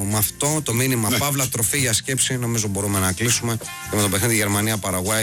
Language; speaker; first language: Greek; native; Greek